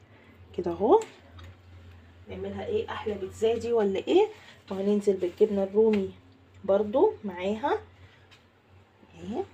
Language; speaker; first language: Arabic; native; Arabic